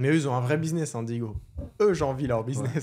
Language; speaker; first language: French; native; French